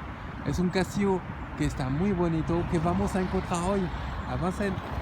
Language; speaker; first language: Spanish; non-native, learner; French